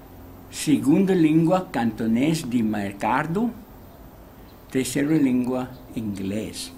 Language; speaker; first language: Portuguese; non-native, learner; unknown